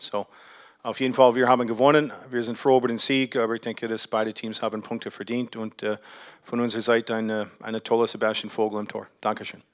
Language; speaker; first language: German; non-native, fluent; English